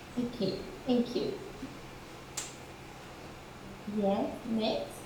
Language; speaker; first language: English; non-native, fluent; Spanish